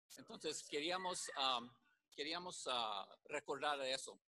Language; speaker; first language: Spanish; early bilingual, heritage; Spanish